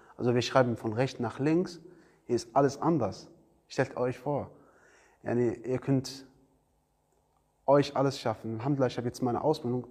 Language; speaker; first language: German; non-native, learner; Arabic